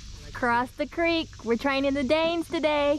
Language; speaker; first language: English; native; English